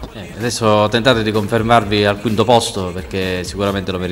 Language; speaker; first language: Italian; native; Italian